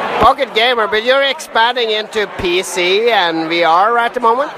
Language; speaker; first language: English; non-native, fluent; Norwegian